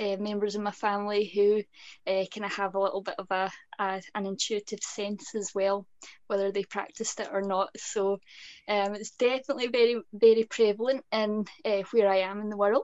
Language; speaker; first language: English; native; English